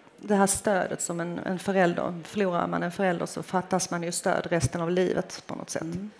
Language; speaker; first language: Swedish; early bilingual, other home language; Finnish